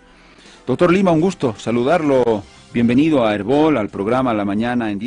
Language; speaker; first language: Spanish; native; Spanish